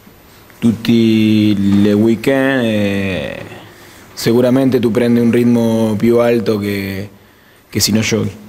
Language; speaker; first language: Italian; non-native, fluent; Spanish